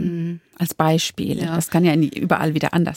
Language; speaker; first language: German; native; German